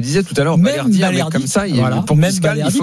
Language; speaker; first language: French; native; French